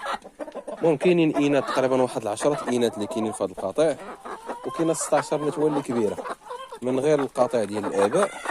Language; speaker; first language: Arabic; native; Arabic